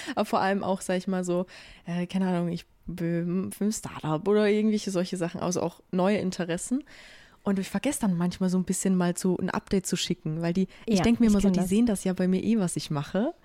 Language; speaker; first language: German; native; German